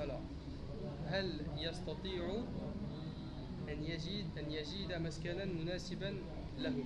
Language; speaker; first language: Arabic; non-native, learner; French